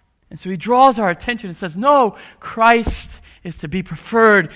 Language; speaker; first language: English; native; English